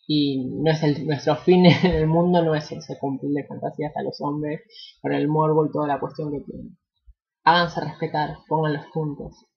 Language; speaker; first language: Spanish; native; Spanish